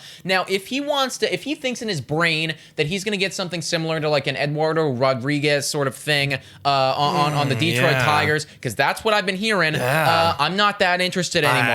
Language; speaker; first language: English; native; English